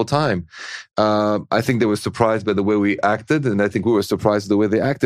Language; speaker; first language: English; non-native, fluent; French